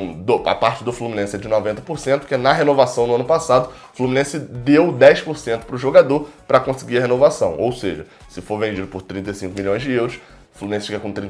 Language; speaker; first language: Portuguese; native; Portuguese